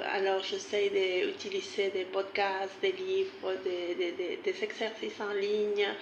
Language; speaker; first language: French; non-native, fluent; Spanish